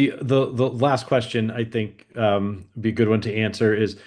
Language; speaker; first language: English; native; English